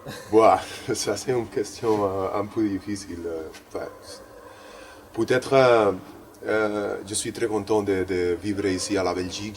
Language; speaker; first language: French; non-native, learner; Spanish